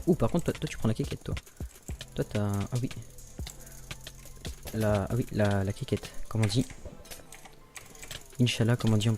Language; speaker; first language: French; native; French